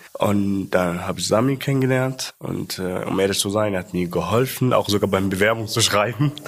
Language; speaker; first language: German; non-native, fluent; Arabic